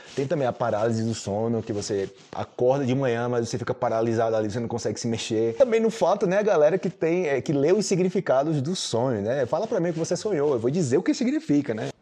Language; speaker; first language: Portuguese; native; Portuguese